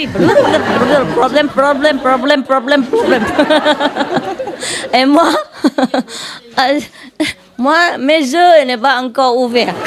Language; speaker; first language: French; non-native, learner; Vietnamese